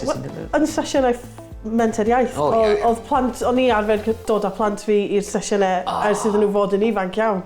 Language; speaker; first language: Welsh; non-native, local second language; English